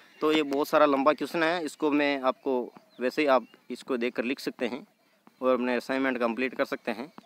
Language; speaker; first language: Hindi; native; Hindi